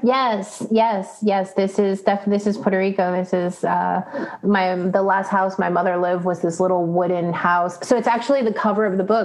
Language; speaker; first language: English; early bilingual, other home language; Spanish